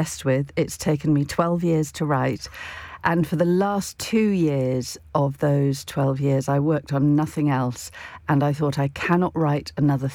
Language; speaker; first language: English; native; English